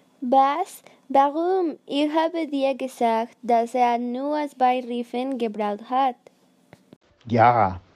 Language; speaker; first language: German; non-native, learner; Spanish